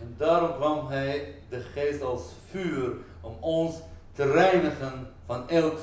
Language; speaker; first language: Dutch; non-native, fluent; Arabic